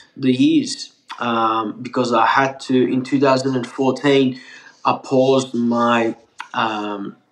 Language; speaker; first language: English; non-native, fluent; Turkish